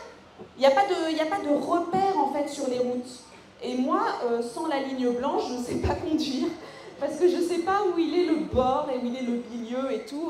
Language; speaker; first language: French; native; French